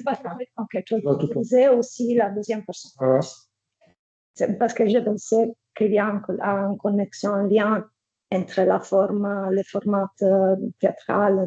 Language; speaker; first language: French; non-native, fluent; Italian